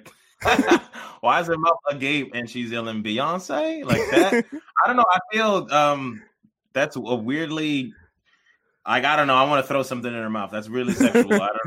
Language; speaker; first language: English; early bilingual, other home language; Yoruba